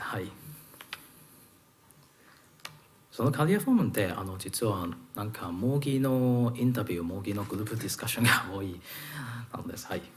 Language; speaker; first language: Japanese; non-native, learner; Cantonese